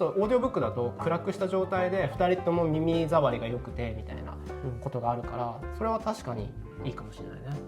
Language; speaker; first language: Japanese; native; Japanese